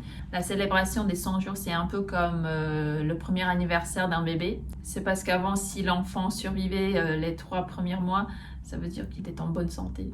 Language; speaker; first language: French; non-native, fluent; Korean